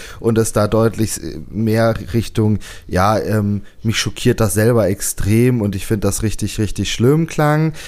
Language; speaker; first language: German; native; German